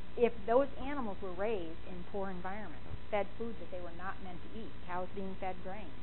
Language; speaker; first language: English; native; English